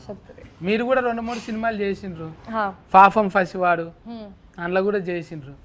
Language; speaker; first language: Telugu; native; Telugu